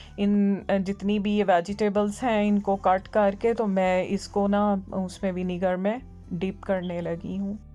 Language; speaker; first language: Urdu; native; Urdu